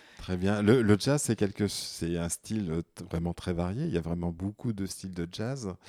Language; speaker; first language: French; native; French